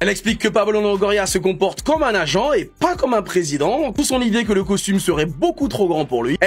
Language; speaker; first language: French; native; French